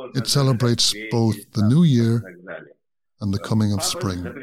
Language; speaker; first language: English; non-native, fluent; Azerbaijani